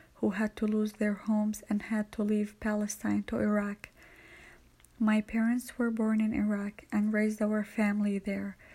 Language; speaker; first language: English; non-native, fluent; Arabic